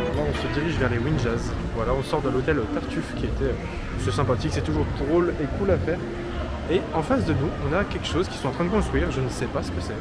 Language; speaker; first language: French; native; French